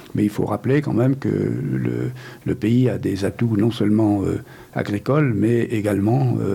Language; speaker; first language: French; native; French